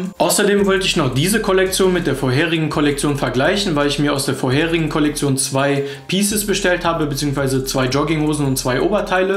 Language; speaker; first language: German; native; German